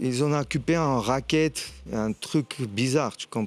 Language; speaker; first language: French; non-native, fluent; Armenian